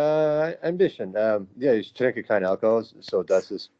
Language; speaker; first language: German; non-native, learner; English